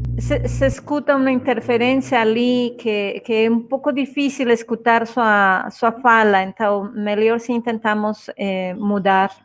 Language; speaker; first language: Portuguese; non-native, fluent; Spanish